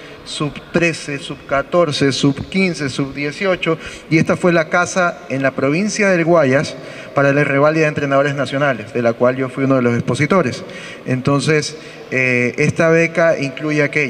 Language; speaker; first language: Spanish; native; Spanish